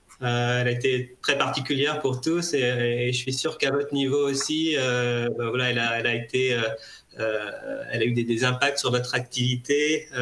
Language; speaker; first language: French; native; French